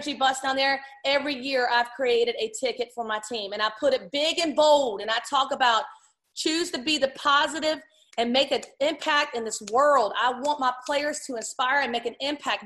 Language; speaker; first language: English; native; English